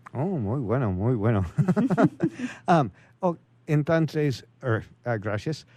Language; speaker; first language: Spanish; non-native, learner; English